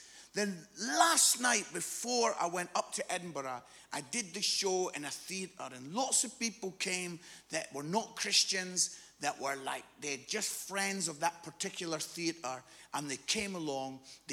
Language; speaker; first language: English; native; English